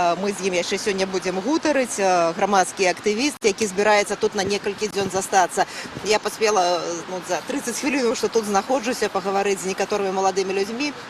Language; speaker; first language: Belarusian; native; Belarusian